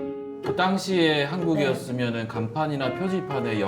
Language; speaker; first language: Korean; native; Korean